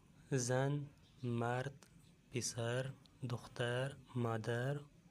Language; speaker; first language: Persian; non-native, fluent; Urdu